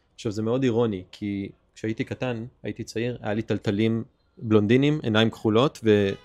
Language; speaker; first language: Hebrew; early bilingual, heritage; Hebrew